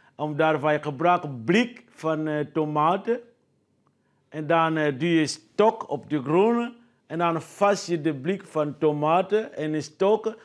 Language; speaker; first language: Dutch; non-native, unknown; Lingala